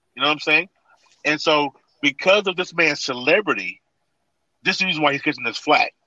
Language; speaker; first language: English; native; English